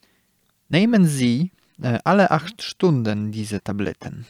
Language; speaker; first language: German; non-native, learner; Polish